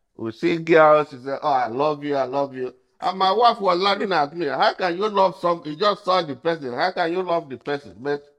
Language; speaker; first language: English; non-native, local second language; Igbo